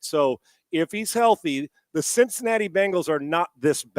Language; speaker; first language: English; native; English